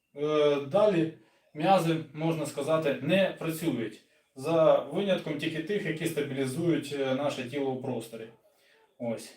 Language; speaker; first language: Ukrainian; non-native, local second language; Russian